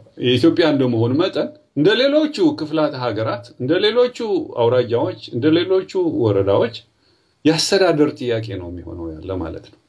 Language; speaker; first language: Amharic; non-native, local second language; Tigrinya